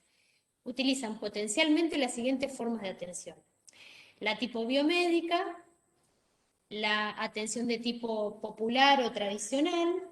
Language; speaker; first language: Spanish; native; Spanish